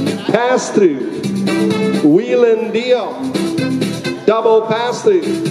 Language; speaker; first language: English; non-native, fluent; Danish